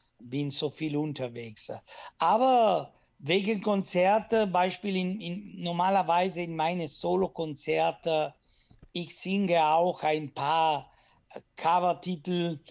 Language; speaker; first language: German; non-native, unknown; Italian